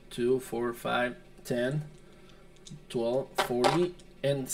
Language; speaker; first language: English; non-native, learner; Spanish